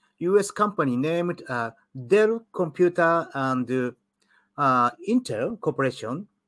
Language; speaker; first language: English; non-native, learner; Japanese